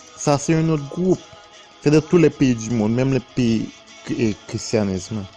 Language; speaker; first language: French; non-native, local second language; Haitian Creole